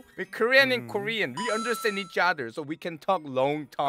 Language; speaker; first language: English; non-native, learner; Korean